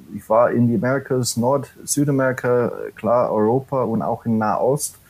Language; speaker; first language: German; non-native, fluent; English